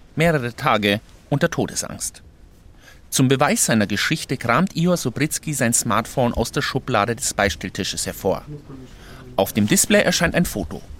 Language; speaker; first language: German; native; German